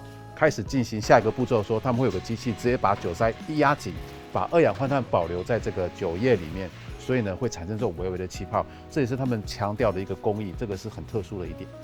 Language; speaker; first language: Chinese; native; Chinese